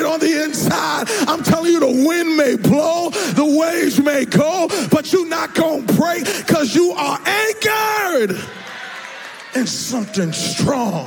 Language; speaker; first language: English; native; English